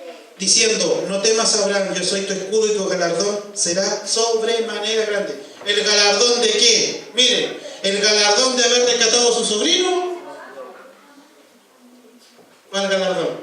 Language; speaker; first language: Spanish; native; Spanish